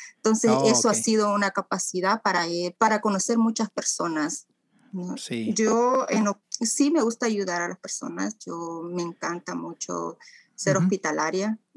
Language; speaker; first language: Spanish; native; Spanish